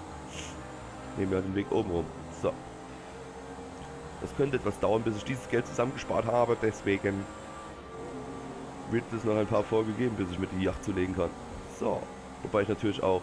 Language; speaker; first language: German; native; German